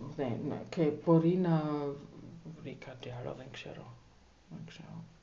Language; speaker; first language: Greek; non-native, learner; German